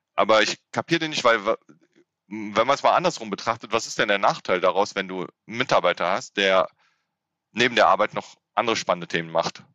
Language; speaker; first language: German; native; German